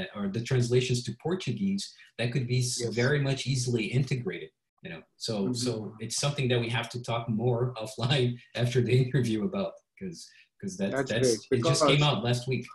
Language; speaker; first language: English; non-native, fluent; Portuguese